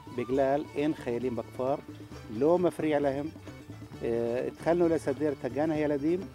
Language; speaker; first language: Hebrew; non-native, local second language; Arabic